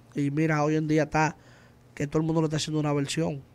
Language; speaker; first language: Spanish; native; Spanish